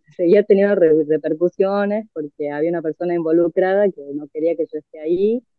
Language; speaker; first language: Spanish; native; Spanish